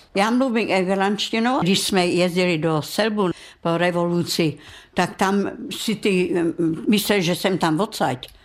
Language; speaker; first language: Czech; non-native, local second language; German